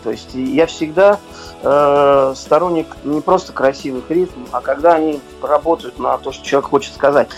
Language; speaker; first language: Russian; native; Russian